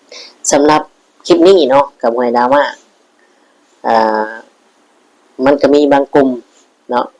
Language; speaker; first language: Thai; non-native, local second language; Northeastern Thai